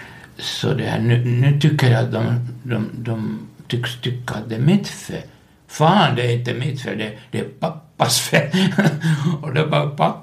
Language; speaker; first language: Swedish; non-native, local second language; Finnish